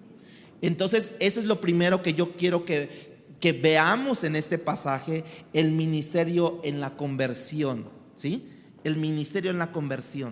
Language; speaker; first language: Spanish; native; Spanish